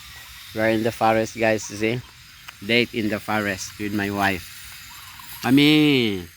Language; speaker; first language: English; non-native, learner; Thai